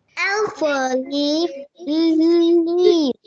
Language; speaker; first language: English; non-native, learner; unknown